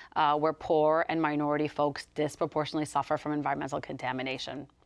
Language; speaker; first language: English; native; English